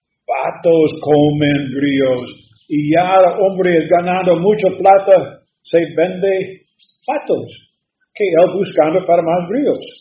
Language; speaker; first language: Spanish; non-native, learner; English